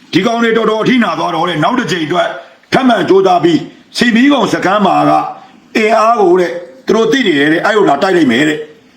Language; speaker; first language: Burmese; native; Burmese